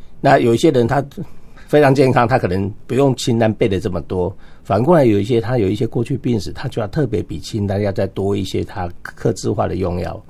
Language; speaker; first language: Chinese; native; Chinese